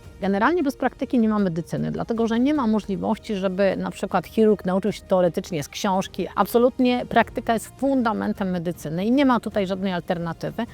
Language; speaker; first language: Polish; native; Polish